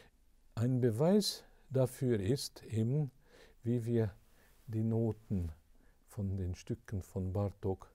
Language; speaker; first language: German; non-native, fluent; Hungarian